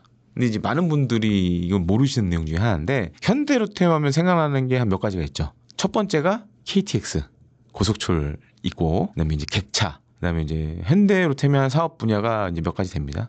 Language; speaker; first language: Korean; native; Korean